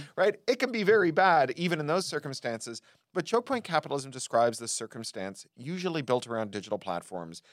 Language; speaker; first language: English; native; English